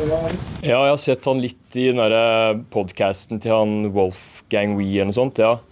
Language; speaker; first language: Norwegian; native; Norwegian